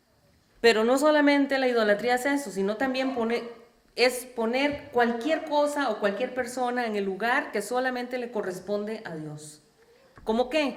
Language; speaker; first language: Spanish; native; Spanish